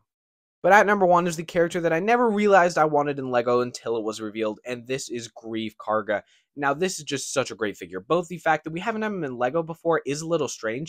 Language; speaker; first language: English; native; English